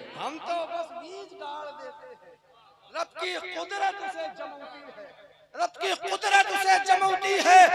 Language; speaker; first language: Hindi; native; Hindi